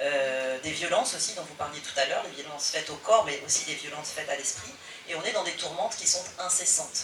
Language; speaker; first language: French; native; French